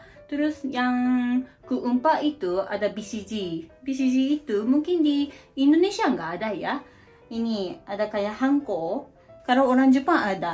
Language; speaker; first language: Indonesian; native; Indonesian